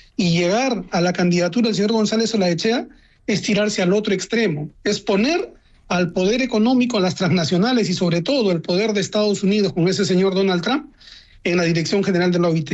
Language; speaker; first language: Spanish; native; Spanish